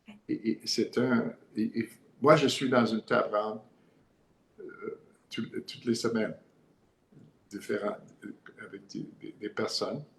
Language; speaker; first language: French; non-native, learner; English